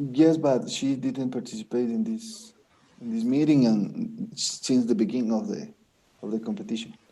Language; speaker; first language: English; non-native, learner; Spanish